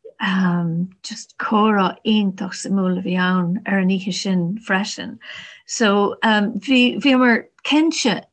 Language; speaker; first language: Irish; non-native, learner; English